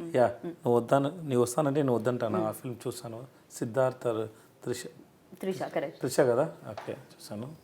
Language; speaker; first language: Telugu; non-native, learner; Tamil